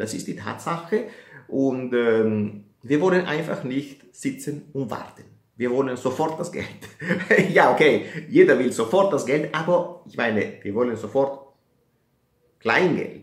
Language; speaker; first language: German; non-native, fluent; Italian